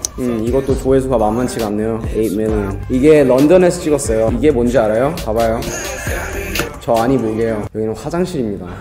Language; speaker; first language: Korean; early bilingual, heritage; Korean